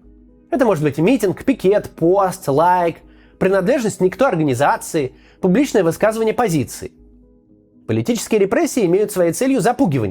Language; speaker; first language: Russian; native; Russian